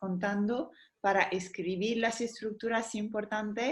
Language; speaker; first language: Spanish; non-native, fluent; French